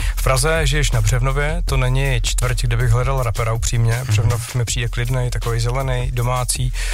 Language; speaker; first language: Czech; native; Czech